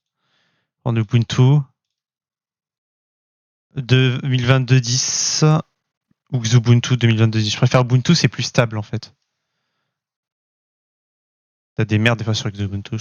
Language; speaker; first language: French; native; French